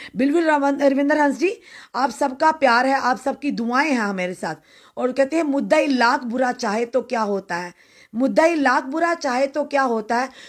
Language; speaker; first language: Hindi; native; Hindi